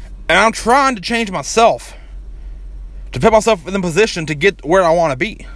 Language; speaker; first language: English; native; English